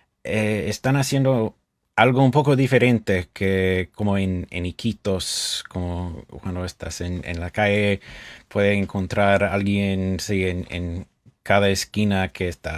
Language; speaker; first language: Spanish; non-native, fluent; English